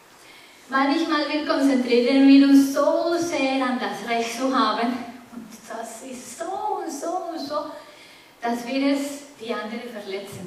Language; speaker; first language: German; non-native, fluent; Spanish